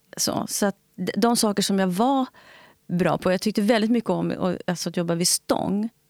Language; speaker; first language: Swedish; native; Swedish